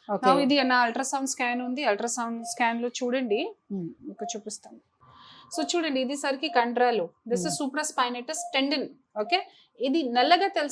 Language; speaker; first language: Telugu; non-native, fluent; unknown